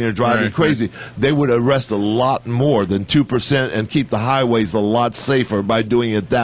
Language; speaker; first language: English; native; English